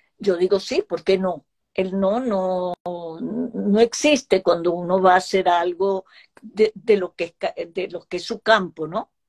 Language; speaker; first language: Spanish; early bilingual, other home language; Hebrew